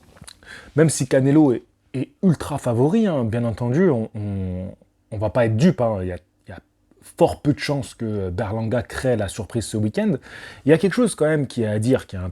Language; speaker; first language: French; native; French